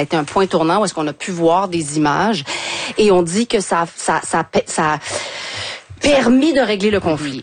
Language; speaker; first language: French; native; French